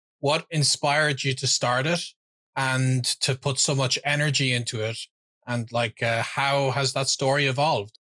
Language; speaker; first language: English; native; English